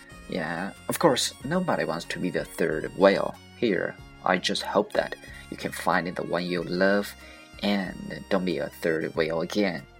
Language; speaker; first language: English; non-native, fluent; Chinese